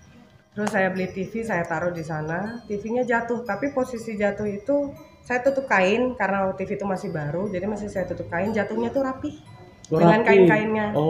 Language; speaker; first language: Indonesian; native; Indonesian